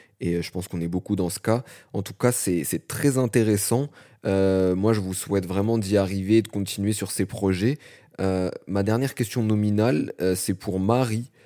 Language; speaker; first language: French; native; French